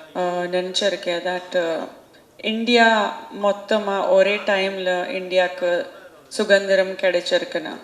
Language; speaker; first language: Tamil; non-native, fluent; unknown